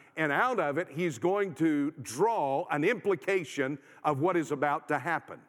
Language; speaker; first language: English; native; English